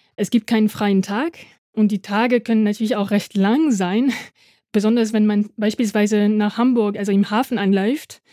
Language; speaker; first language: German; non-native, fluent; French